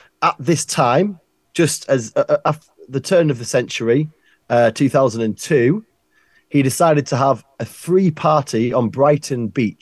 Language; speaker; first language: English; native; English